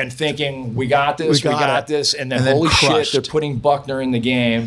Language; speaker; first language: English; native; English